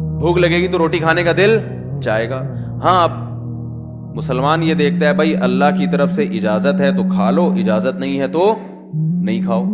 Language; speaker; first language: Urdu; native; Urdu